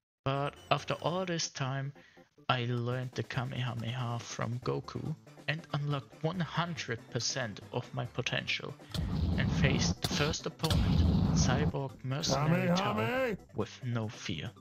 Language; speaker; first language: English; non-native, fluent; German